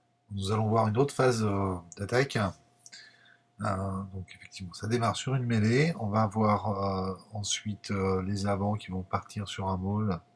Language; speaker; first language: French; native; French